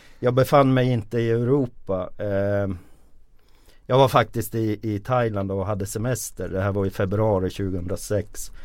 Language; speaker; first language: Swedish; early bilingual, other home language; Finnish